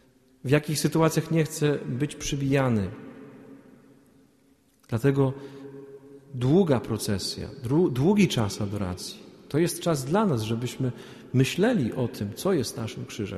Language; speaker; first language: Polish; native; Polish